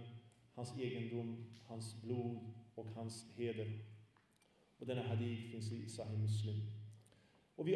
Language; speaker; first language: Swedish; early bilingual, other home language; Arabic